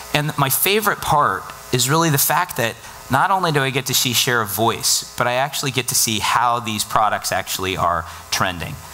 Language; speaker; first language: English; native; English